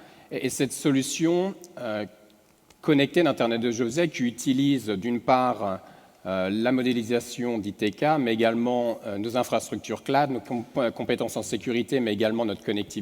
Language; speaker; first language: French; native; French